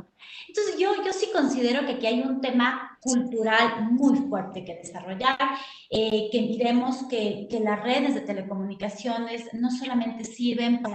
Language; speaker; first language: Spanish; native; Spanish